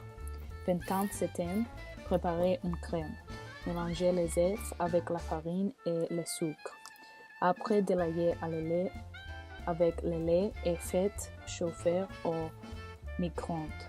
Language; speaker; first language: French; non-native, learner; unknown